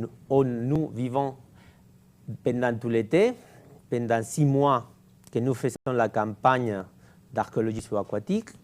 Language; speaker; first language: French; non-native, fluent; Catalan